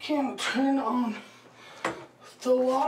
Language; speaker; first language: English; native; English